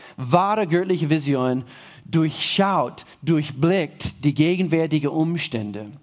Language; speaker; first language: German; non-native, fluent; English